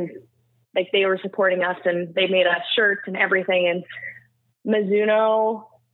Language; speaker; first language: English; native; English